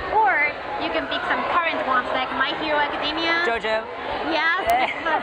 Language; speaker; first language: English; non-native, learner; Japanese